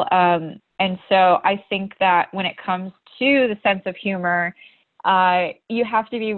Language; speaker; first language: English; native; English